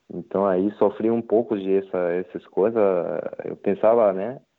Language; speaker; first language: Portuguese; non-native, learner; Japanese